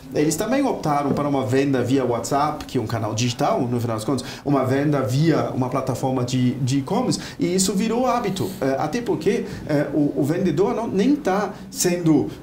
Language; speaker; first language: Portuguese; non-native, fluent; German